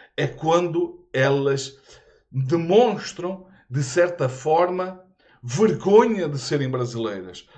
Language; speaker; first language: Portuguese; native; Portuguese